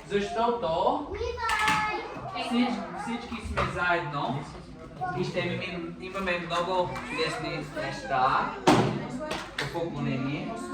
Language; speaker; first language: Bulgarian; non-native, fluent; English